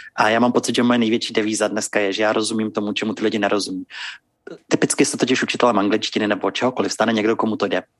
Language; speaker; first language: Czech; native; Czech